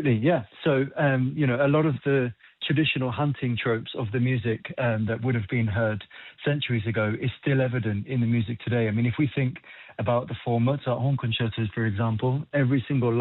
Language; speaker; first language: English; native; English